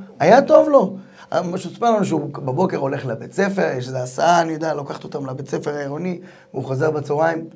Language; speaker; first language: Hebrew; native; Hebrew